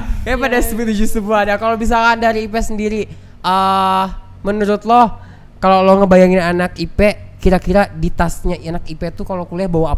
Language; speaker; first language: Indonesian; native; Indonesian